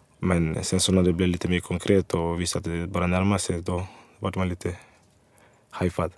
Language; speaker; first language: Swedish; early bilingual, other home language; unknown